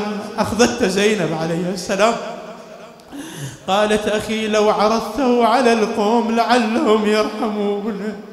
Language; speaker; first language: Arabic; native; Arabic